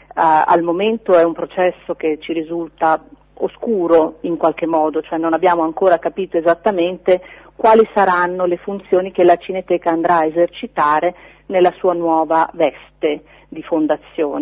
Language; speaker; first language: Italian; native; Italian